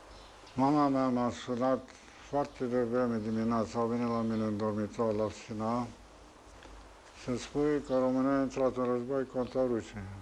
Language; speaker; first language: Romanian; non-native, local second language; English